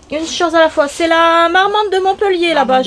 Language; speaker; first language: French; native; French